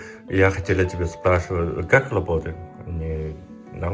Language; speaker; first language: Russian; non-native, learner; Chinese